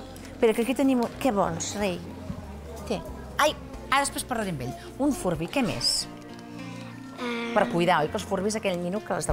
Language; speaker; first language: Catalan; native; Catalan